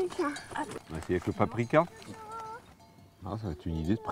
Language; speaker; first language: French; native; French